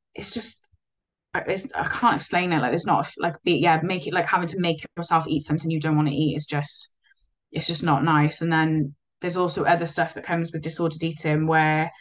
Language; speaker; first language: English; native; English